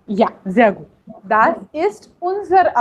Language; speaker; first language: German; non-native, fluent; Hindi